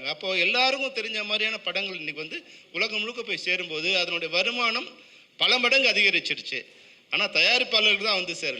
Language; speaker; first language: Tamil; native; Tamil